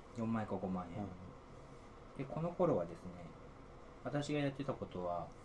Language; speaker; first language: Japanese; native; Japanese